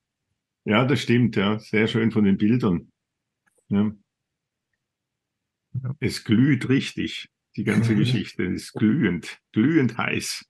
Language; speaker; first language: German; native; German